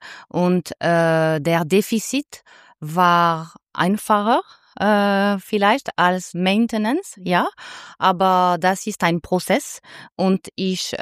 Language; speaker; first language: German; non-native, learner; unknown